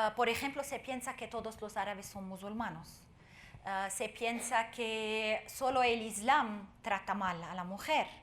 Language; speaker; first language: Spanish; non-native, fluent; Arabic